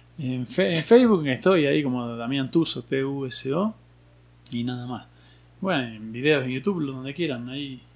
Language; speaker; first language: Spanish; native; Spanish